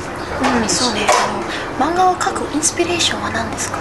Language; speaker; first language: Japanese; non-native, fluent; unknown